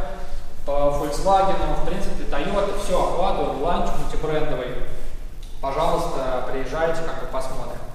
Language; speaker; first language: Russian; native; Russian